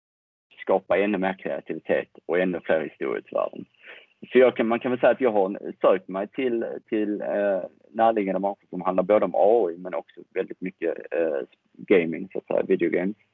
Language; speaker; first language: Swedish; native; Swedish